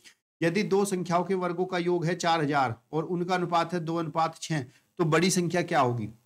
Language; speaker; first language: Hindi; native; Hindi